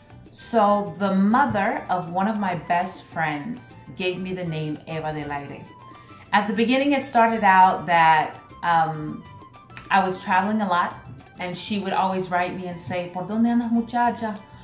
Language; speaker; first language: English; native; English